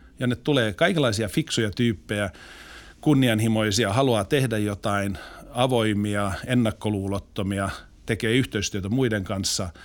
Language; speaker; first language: Finnish; non-native, local second language; Swedish